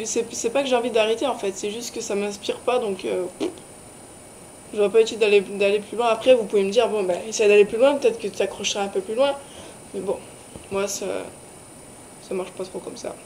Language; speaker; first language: French; native; French